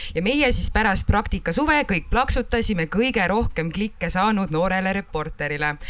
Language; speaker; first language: Estonian; non-native, local second language; Russian